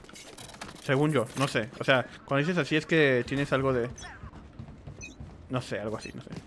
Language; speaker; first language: Spanish; native; Spanish